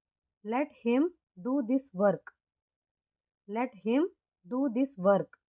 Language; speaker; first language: English; non-native, local second language; Tamil